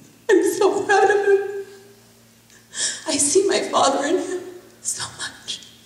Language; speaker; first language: English; early bilingual, other home language; Persian